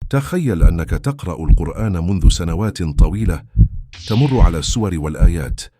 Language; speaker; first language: Arabic; native; Arabic